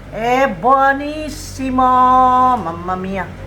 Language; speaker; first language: Italian; non-native, learner; Cebuano